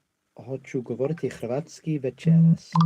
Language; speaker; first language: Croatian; non-native, learner; English